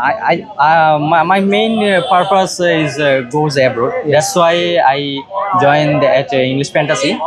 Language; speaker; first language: English; non-native, learner; Bangla